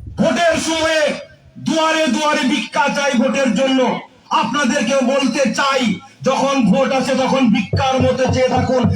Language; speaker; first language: Bangla; non-native, local second language; Santali